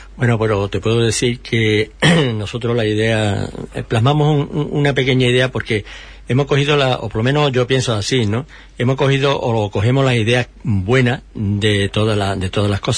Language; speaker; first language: Spanish; native; Spanish